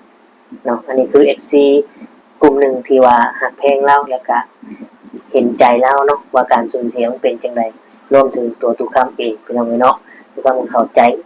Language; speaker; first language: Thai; non-native, local second language; Lao